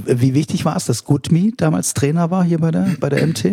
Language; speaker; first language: German; native; German